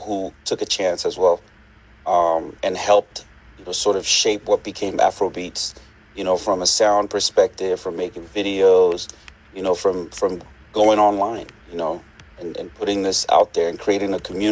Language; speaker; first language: English; non-native, local second language; Yoruba